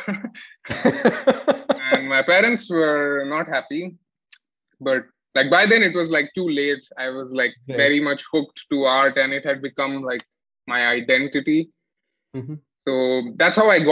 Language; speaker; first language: English; non-native, local second language; Malayalam